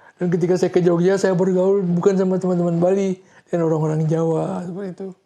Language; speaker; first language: Indonesian; non-native, local second language; Balinese